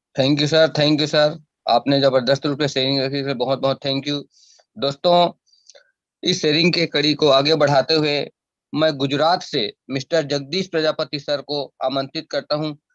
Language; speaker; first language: Hindi; native; Hindi